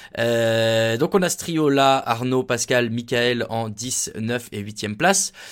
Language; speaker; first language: French; native; French